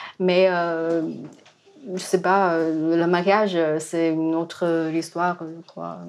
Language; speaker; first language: French; non-native, learner; Chinese